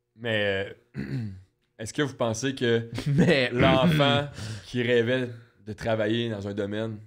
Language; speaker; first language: French; native; French